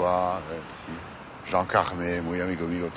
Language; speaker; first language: Spanish; non-native, fluent; French